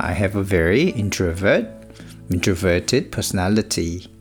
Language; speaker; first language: English; non-native, fluent; Korean